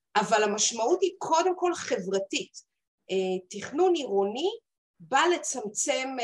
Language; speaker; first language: Hebrew; native; Hebrew